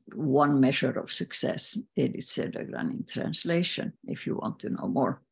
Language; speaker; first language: English; non-native, fluent; Swedish